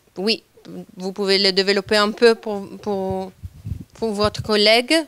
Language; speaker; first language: French; non-native, fluent; Italian